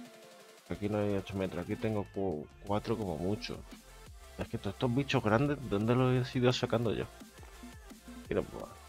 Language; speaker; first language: Spanish; native; Spanish